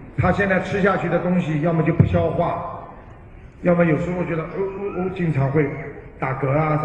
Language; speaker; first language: Chinese; native; Chinese